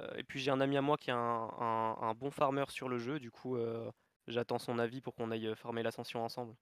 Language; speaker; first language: French; native; French